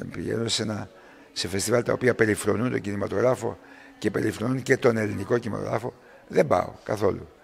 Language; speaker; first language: Greek; early bilingual, other home language; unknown